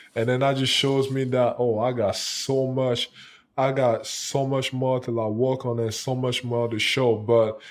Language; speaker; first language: English; non-native, local second language; French